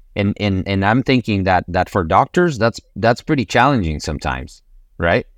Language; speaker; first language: English; non-native, fluent; Spanish